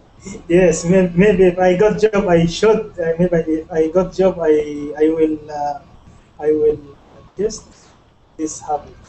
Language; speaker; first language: English; non-native, learner; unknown